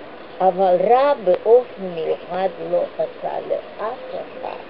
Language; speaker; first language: Hebrew; non-native, fluent; Hungarian